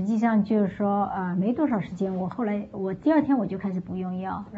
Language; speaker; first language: Chinese; native; Chinese